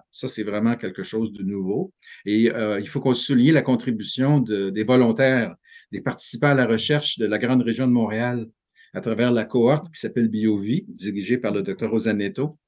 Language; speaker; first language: French; native; French